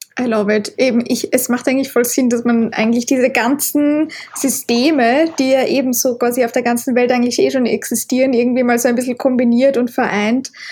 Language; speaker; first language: German; native; German